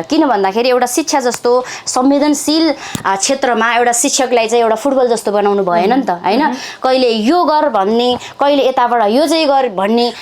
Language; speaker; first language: Nepali; non-native, local second language; Eastern Tamang